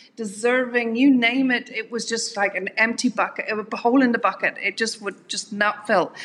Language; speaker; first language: English; native; English